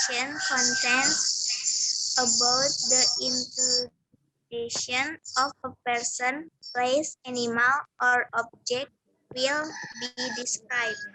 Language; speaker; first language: English; non-native, learner; Indonesian